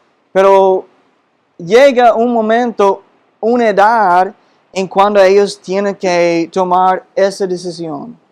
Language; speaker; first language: Spanish; non-native, fluent; English